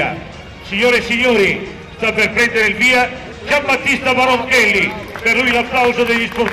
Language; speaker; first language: Italian; native; Italian